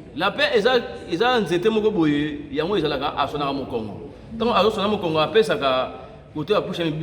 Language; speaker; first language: Lingala; non-native, local second language; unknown